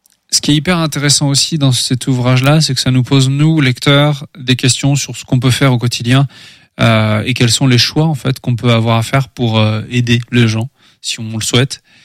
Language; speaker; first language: French; native; French